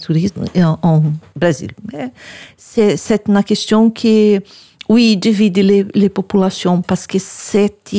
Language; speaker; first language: French; non-native, learner; Portuguese